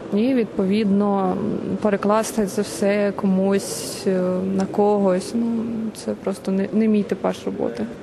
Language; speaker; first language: Ukrainian; native; Ukrainian